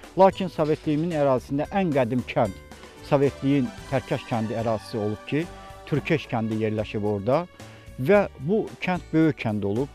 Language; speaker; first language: Azerbaijani; native; Azerbaijani